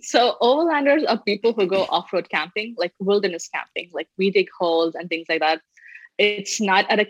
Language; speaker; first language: English; non-native, fluent; Tamil